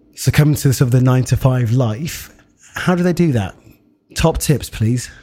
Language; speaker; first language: English; native; English